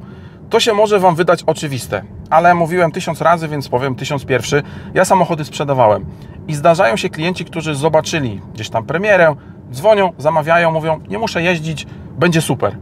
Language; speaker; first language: Polish; native; Polish